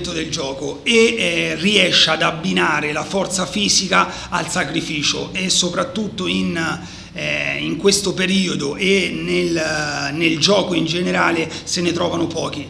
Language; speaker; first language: Italian; native; Italian